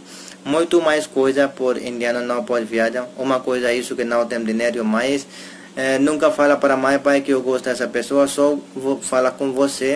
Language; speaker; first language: Portuguese; non-native, learner; Hindi